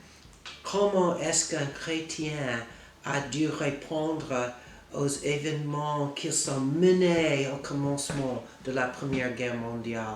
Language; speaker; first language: French; non-native, fluent; English